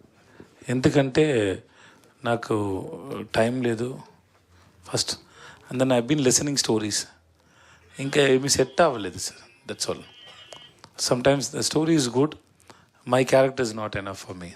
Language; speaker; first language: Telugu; non-native, learner; Tamil